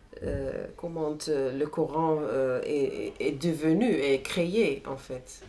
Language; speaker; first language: French; non-native, fluent; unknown